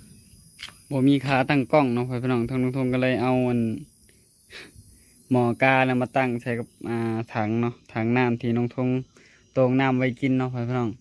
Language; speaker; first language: Thai; non-native, local second language; Lao